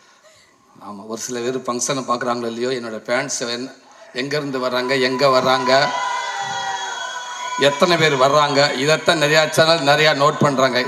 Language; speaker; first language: Tamil; native; Tamil